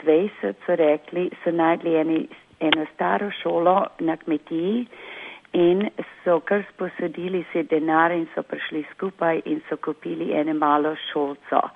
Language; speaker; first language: Slovenian; early bilingual, heritage; Slovenian